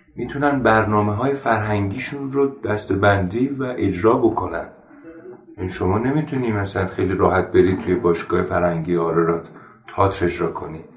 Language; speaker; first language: Persian; non-native, local second language; Armenian